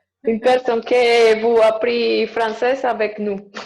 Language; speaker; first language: French; non-native, learner; Spanish